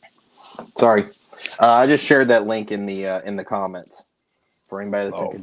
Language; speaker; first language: English; native; English